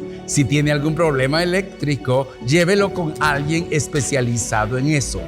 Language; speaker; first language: Spanish; native; Spanish